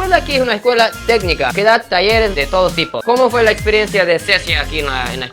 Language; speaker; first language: Spanish; non-native, fluent; English